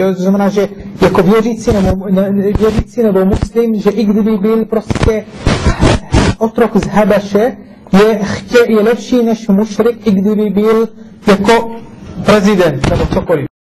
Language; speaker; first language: Czech; non-native, fluent; Arabic